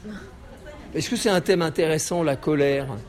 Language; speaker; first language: French; native; French